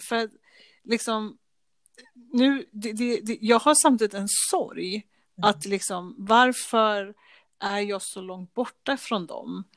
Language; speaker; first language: Swedish; native; Swedish